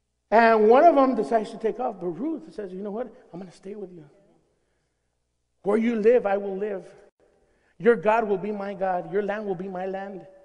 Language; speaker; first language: English; early bilingual, other home language; Spanish